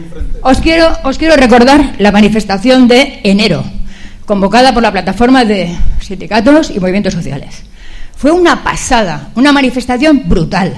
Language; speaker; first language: Spanish; native; Spanish